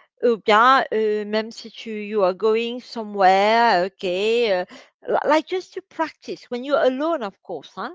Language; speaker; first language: English; non-native, fluent; French